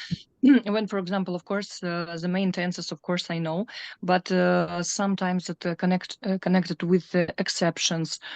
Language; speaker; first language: English; non-native, learner; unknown